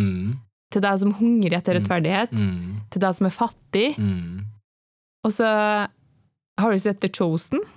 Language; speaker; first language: Norwegian; native; Norwegian